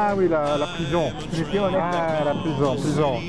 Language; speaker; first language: Spanish; non-native, learner; French